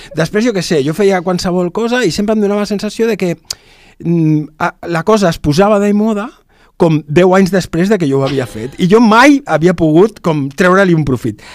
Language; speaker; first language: Catalan; non-native, local second language; Spanish